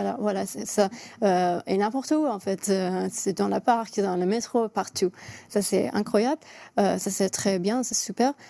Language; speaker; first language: French; non-native, fluent; Persian